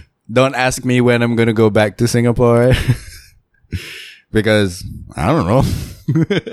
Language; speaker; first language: English; non-native, local second language; Malay